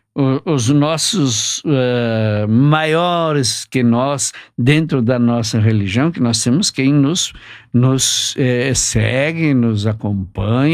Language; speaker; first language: Portuguese; native; Portuguese